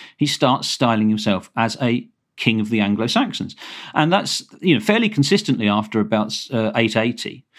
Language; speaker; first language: English; native; English